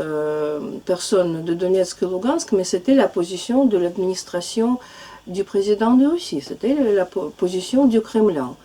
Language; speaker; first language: French; non-native, fluent; Russian